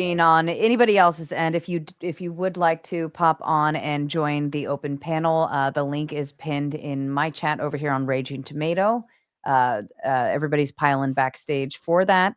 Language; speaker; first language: English; native; English